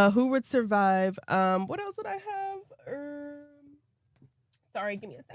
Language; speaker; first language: English; native; English